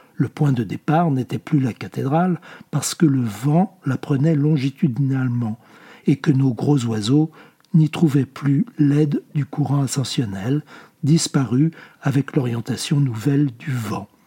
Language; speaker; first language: French; native; French